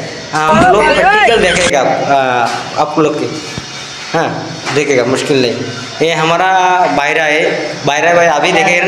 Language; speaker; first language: Hindi; non-native, learner; Bangla